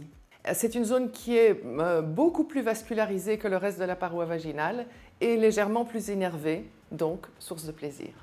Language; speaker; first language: French; native; French